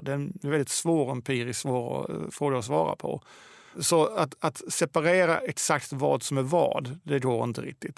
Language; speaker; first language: Swedish; native; Swedish